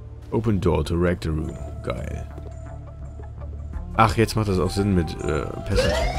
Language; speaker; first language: German; native; German